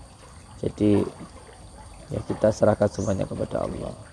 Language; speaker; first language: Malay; non-native, local second language; Javanese